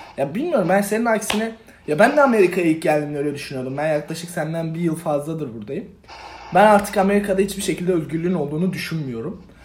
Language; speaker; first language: Turkish; native; Turkish